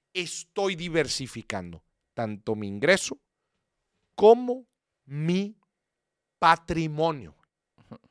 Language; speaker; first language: Spanish; native; Spanish